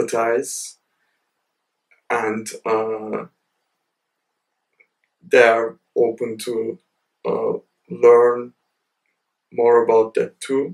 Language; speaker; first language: English; non-native, fluent; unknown